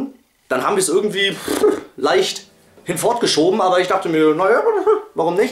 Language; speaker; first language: German; native; German